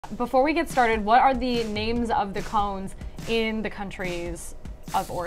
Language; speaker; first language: English; native; English